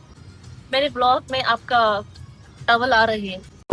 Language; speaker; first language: Hindi; non-native, local second language; Kannada